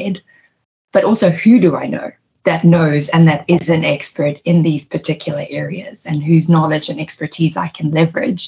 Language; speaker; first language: English; native; English